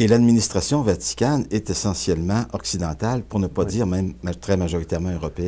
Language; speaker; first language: French; native; French